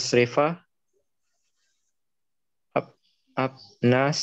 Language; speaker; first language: Arabic; non-native, learner; Indonesian